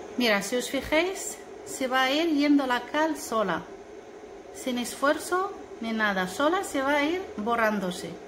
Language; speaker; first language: Spanish; non-native, fluent; Arabic